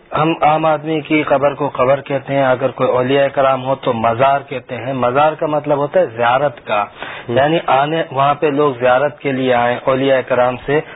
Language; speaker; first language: Urdu; native; Urdu